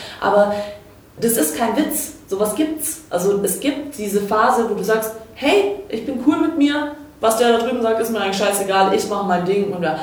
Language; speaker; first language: German; early bilingual, other home language; Croatian